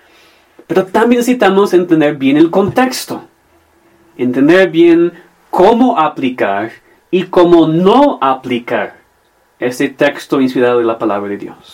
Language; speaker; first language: Spanish; non-native, fluent; English